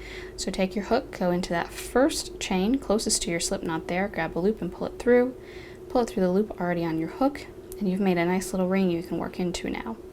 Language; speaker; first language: English; native; English